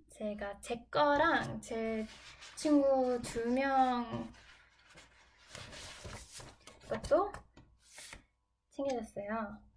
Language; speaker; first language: Korean; non-native, learner; English